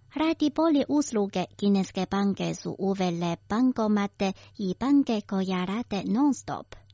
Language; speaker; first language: Croatian; non-native, fluent; Chinese